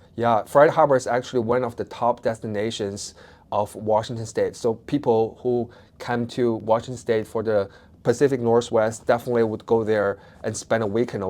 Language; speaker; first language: English; non-native, fluent; Chinese